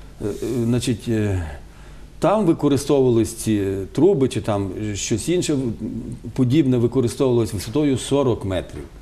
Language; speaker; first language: Ukrainian; native; Ukrainian